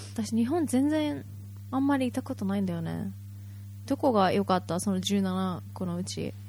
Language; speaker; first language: Japanese; early bilingual, heritage; Japanese